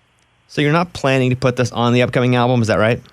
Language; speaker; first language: English; native; English